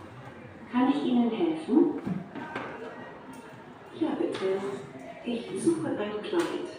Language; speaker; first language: German; non-native, learner; Indonesian